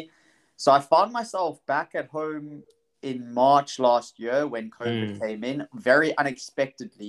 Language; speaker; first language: English; native; English